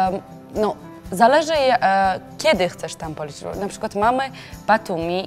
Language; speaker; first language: Polish; non-native, learner; Georgian